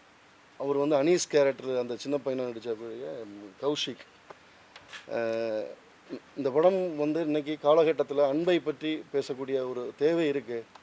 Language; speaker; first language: Tamil; native; Tamil